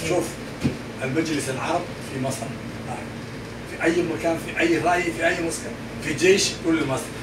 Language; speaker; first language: Arabic; non-native, learner; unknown